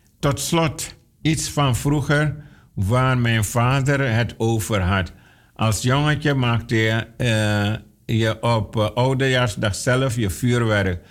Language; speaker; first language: Dutch; native; Dutch